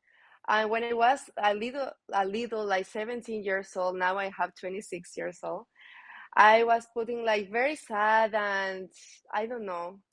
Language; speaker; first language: English; non-native, learner; Spanish